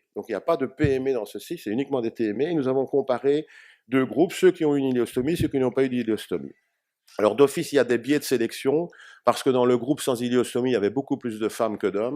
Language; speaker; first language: French; native; French